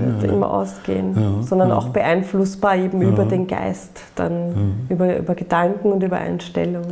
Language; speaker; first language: German; native; German